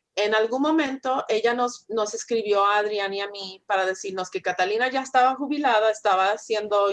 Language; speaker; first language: Spanish; early bilingual, heritage; Spanish